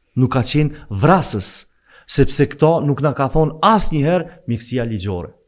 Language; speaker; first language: Albanian; native; Albanian